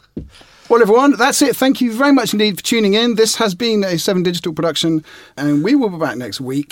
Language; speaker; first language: English; native; English